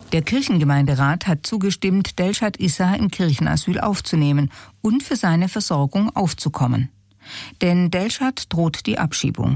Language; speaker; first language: German; native; German